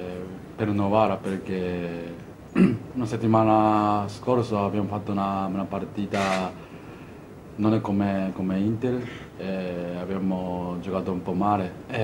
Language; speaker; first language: Italian; non-native, fluent; Japanese